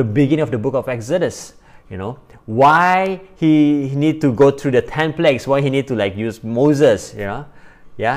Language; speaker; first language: English; non-native, local second language; Malay